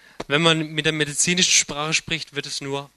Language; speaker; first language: German; native; German